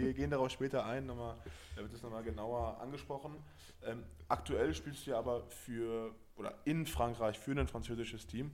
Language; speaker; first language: German; native; German